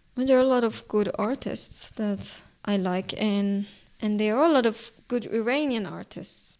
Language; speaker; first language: English; non-native, fluent; Azerbaijani